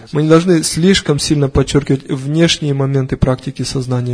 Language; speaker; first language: Russian; native; Russian